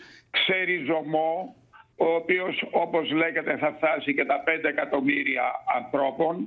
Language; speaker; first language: Greek; native; Greek